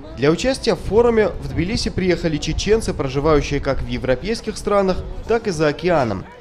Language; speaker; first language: Russian; non-native, fluent; Georgian